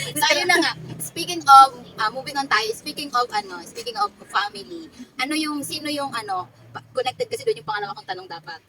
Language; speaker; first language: Filipino; native; Filipino